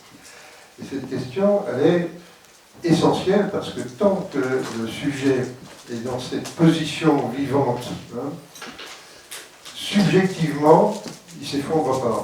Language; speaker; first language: French; native; French